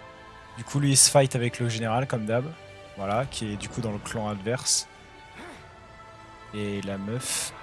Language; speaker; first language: French; native; French